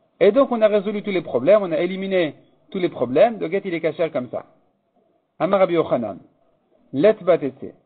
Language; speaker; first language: French; native; French